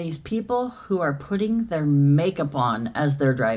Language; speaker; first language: English; native; English